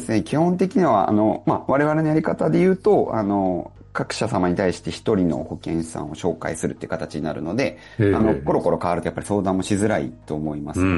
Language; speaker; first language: Japanese; native; Japanese